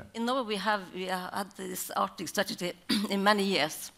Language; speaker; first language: English; non-native, learner; Norwegian